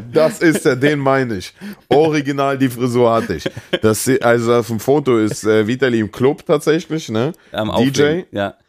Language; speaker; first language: German; native; German